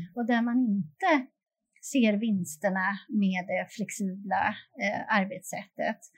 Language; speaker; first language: Swedish; native; Swedish